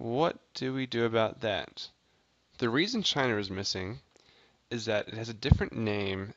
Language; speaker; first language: English; native; English